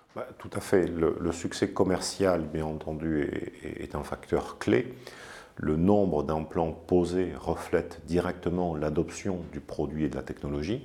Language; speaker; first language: French; native; French